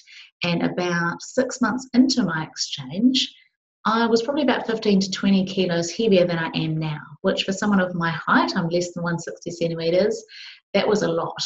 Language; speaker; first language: English; native; English